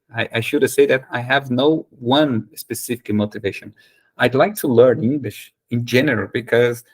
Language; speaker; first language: English; non-native, fluent; Portuguese